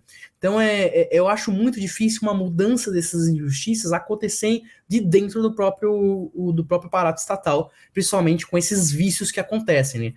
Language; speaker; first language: Portuguese; native; Portuguese